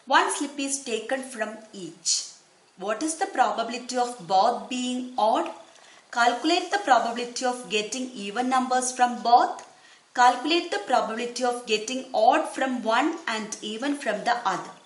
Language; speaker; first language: English; non-native, local second language; Malayalam